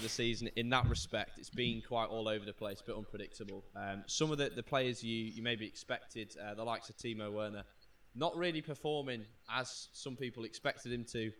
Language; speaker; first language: English; native; English